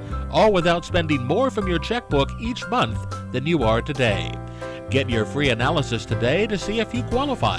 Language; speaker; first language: English; native; English